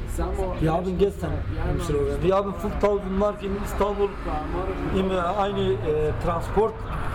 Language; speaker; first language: German; non-native, learner; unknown